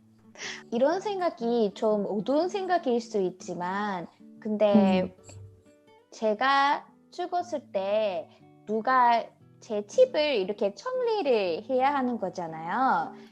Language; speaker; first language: Korean; non-native, fluent; English